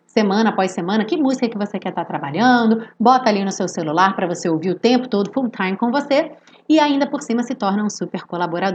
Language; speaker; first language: Portuguese; native; Portuguese